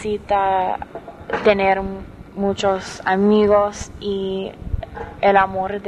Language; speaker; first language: Spanish; non-native, learner; English